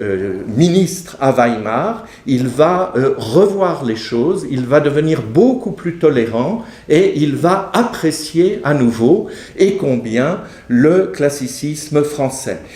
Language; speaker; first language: French; native; French